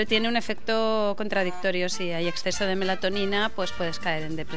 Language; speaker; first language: Spanish; native; Spanish